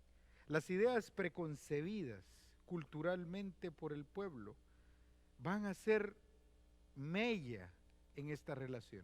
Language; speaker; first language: Spanish; native; Spanish